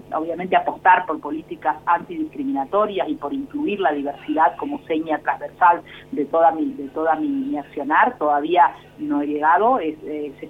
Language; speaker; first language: Spanish; native; Spanish